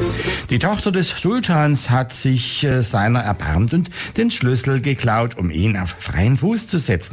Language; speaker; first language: German; native; German